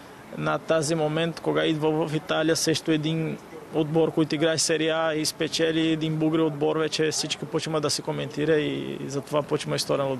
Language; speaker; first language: Bulgarian; non-native, learner; Portuguese